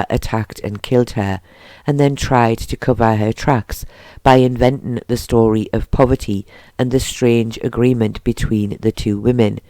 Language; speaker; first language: English; native; English